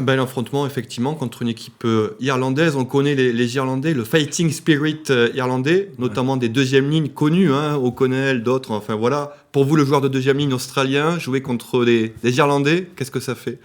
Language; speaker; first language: French; native; French